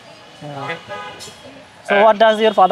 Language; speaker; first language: English; non-native, learner; Bangla